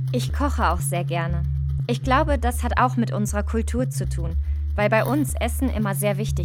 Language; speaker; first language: German; early bilingual, other home language; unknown